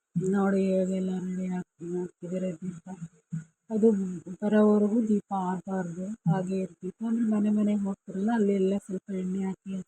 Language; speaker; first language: Kannada; non-native, local second language; Lambadi